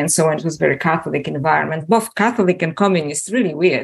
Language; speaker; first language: English; non-native, fluent; Polish